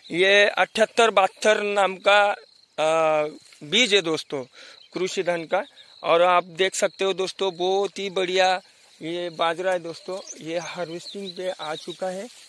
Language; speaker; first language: Hindi; non-native, local second language; Marathi